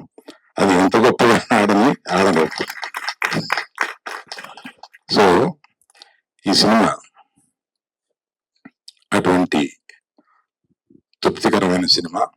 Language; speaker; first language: Telugu; native; Telugu